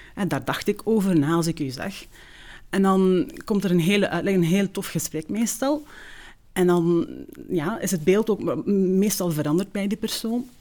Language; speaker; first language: Dutch; early bilingual, other home language; Turkish